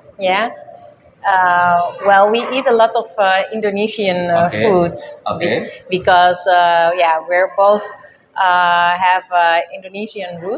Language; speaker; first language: English; non-native, fluent; Dutch